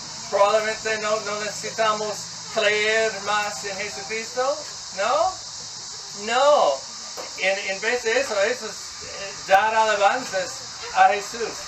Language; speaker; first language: Spanish; non-native, learner; English